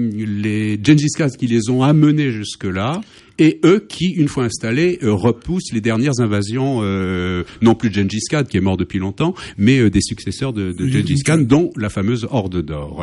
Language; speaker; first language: French; native; French